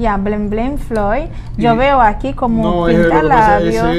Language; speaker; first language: Spanish; non-native, learner; Haitian Creole